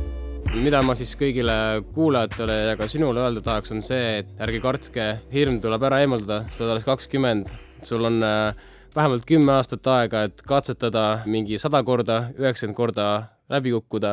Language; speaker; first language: Estonian; native; Estonian